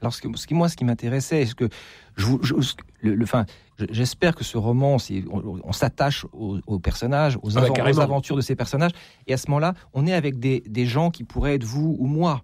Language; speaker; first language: French; native; French